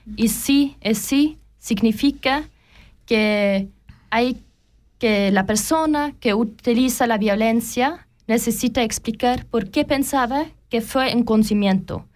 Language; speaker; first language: Spanish; non-native, learner; German